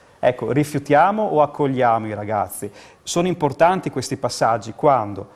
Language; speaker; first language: Italian; native; Italian